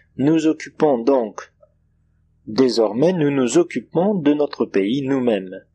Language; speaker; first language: French; non-native, local second language; Comorian